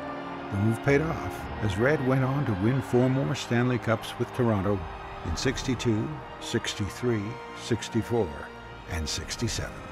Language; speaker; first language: English; native; English